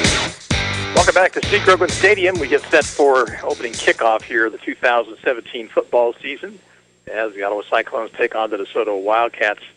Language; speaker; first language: English; native; English